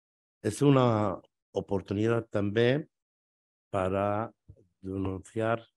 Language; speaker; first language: Catalan; non-native, fluent; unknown